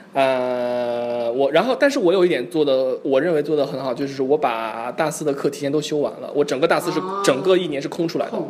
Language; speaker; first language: Chinese; native; Chinese